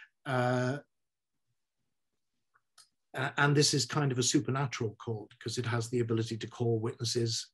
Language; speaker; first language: English; native; English